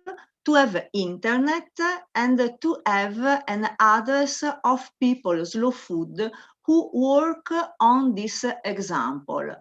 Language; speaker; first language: English; non-native, learner; Italian